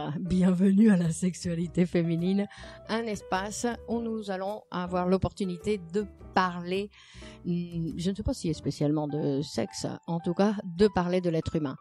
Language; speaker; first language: French; native; French